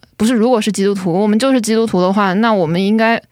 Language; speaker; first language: Chinese; native; Chinese